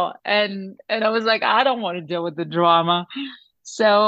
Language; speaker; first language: English; non-native, fluent; French